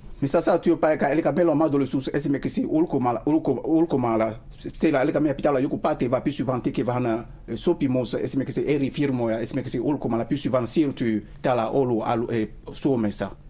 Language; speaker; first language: Finnish; non-native, learner; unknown